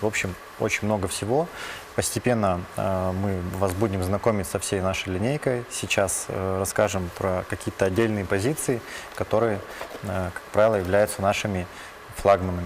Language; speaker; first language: Russian; native; Russian